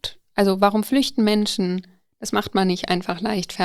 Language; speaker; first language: German; native; German